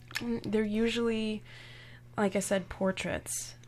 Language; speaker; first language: English; native; English